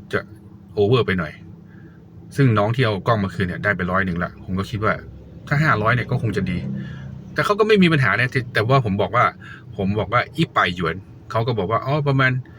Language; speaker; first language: Thai; native; Thai